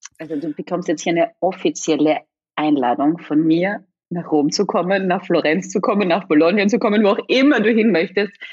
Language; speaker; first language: German; native; German